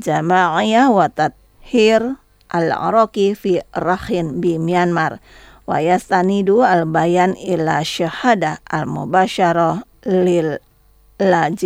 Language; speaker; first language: Arabic; non-native, learner; Indonesian